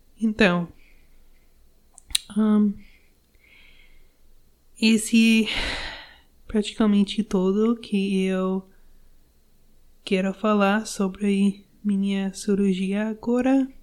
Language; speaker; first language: Portuguese; non-native, learner; English